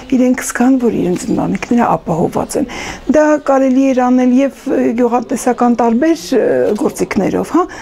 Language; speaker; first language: Armenian; native; Armenian